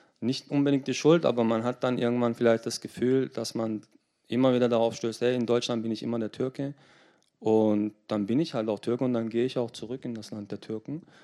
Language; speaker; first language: German; early bilingual, other home language; Turkish